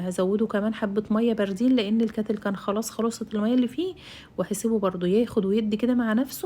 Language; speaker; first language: Arabic; native; Arabic